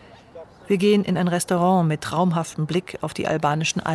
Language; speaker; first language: German; native; German